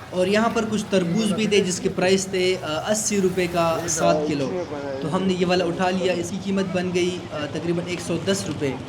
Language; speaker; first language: Urdu; non-native, local second language; Pashto